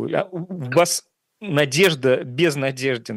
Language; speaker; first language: Russian; native; Russian